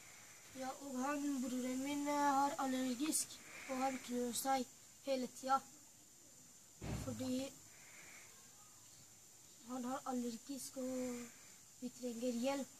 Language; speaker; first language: Swedish; early bilingual, other home language; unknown